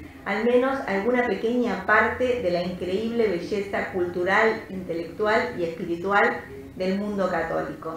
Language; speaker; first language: Spanish; native; Spanish